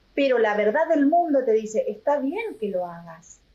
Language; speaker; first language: Spanish; native; Spanish